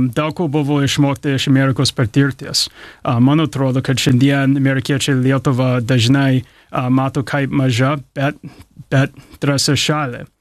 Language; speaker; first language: Lithuanian; early bilingual, heritage; English